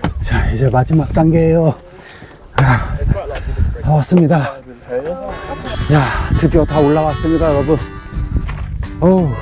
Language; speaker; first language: Korean; native; Korean